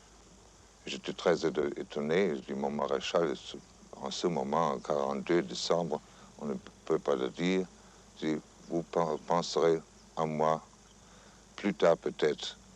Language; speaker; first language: French; non-native, fluent; German